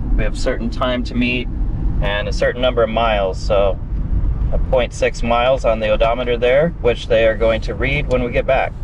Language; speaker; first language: English; native; English